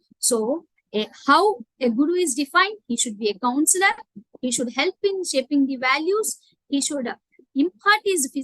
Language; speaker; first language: English; non-native, local second language; Telugu